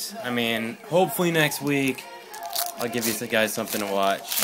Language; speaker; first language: English; native; English